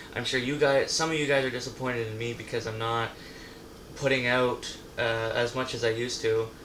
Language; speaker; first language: English; native; English